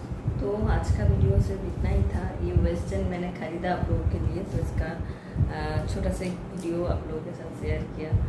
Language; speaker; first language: Hindi; non-native, local second language; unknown